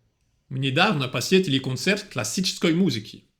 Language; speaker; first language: Russian; non-native, fluent; French